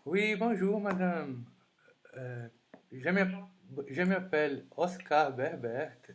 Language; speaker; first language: French; non-native, fluent; Portuguese